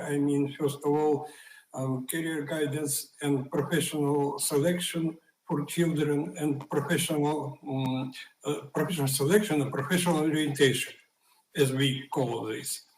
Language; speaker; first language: English; non-native, fluent; Ukrainian